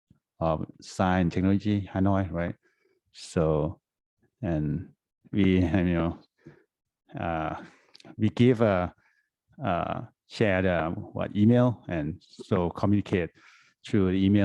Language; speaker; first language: English; non-native, fluent; Thai